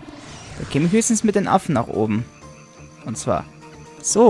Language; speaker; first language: German; native; German